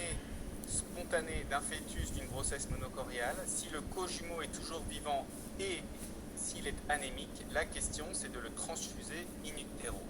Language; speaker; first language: French; native; French